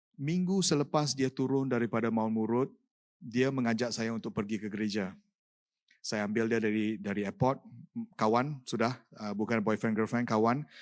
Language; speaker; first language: Malay; non-native, local second language; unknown